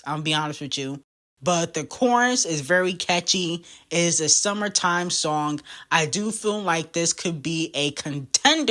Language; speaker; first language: English; native; English